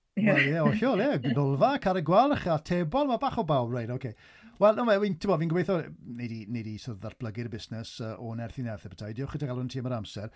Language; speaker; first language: Welsh; native; Welsh